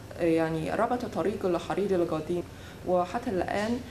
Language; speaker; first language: Arabic; non-native, learner; Chinese